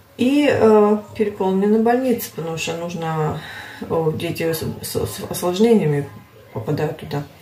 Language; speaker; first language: Russian; early bilingual, heritage; Russian